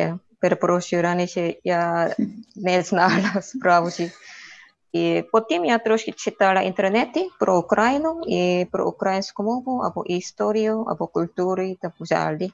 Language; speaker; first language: Ukrainian; non-native, learner; Korean